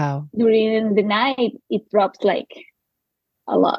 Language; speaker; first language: English; non-native, learner; Spanish